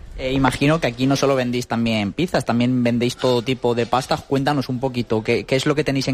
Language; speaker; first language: Spanish; native; Spanish